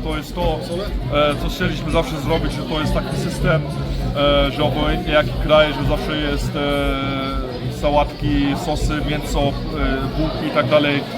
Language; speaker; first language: Polish; early bilingual, heritage; Polish